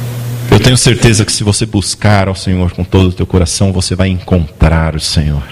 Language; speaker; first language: Portuguese; native; Portuguese